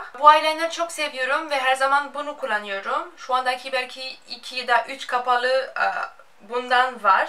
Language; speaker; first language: Turkish; non-native, fluent; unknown